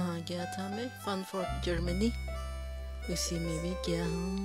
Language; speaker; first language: Hindi; non-native, local second language; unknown